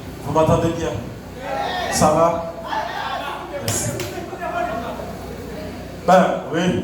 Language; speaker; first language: French; non-native, local second language; Haitian Creole